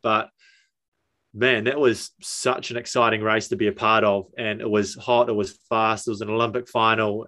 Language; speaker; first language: English; native; English